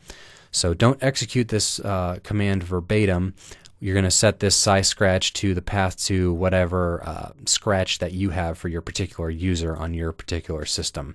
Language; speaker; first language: English; native; English